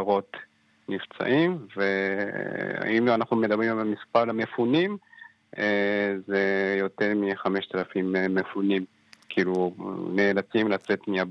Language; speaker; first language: Hebrew; non-native, fluent; Japanese